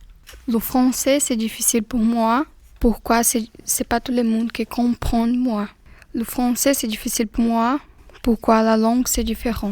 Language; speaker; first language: French; non-native, learner; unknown